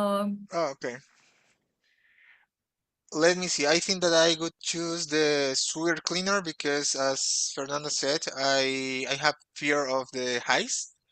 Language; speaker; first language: English; non-native, fluent; Portuguese